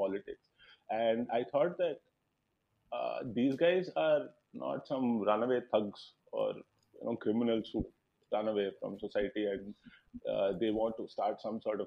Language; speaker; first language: English; non-native, local second language; Telugu